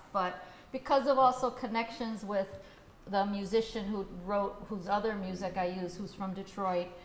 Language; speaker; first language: English; native; English